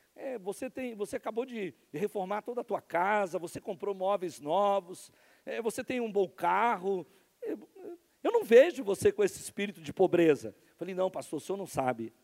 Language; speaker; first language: Portuguese; native; Portuguese